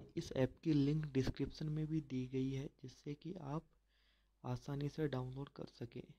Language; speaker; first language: Hindi; native; Hindi